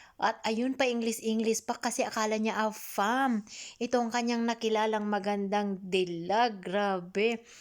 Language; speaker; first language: Filipino; native; Filipino